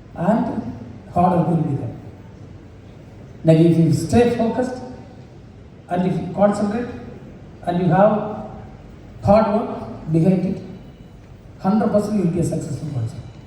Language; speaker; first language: English; non-native, local second language; Tamil